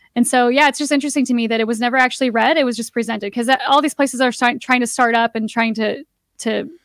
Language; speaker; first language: English; native; English